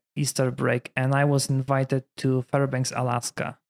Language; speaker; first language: English; non-native, fluent; Polish